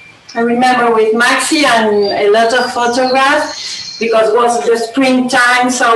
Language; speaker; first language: English; non-native, learner; Spanish